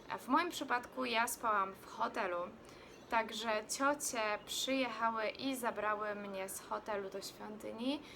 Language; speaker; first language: Polish; native; Polish